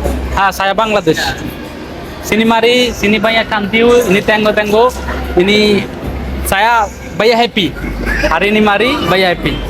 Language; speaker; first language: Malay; non-native, learner; Bangla